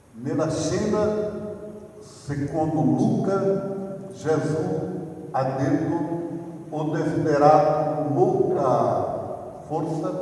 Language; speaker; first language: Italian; non-native, fluent; Portuguese